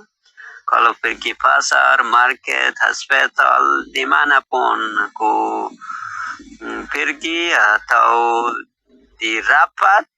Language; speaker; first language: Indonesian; non-native, learner; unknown